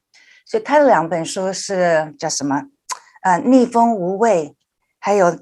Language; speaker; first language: Chinese; early bilingual, heritage; Chinese